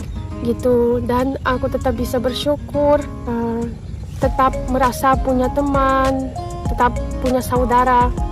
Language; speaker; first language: Indonesian; non-native, fluent; Russian